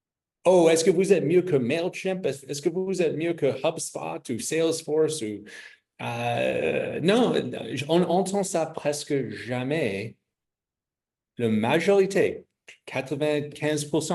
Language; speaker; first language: French; non-native, fluent; English